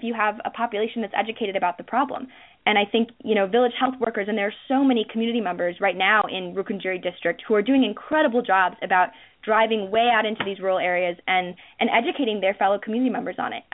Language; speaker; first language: English; native; English